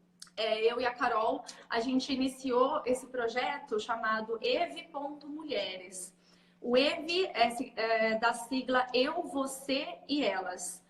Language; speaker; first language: Portuguese; native; Portuguese